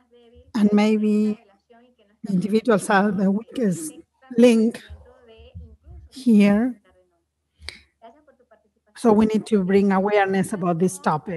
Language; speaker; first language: English; non-native, fluent; Spanish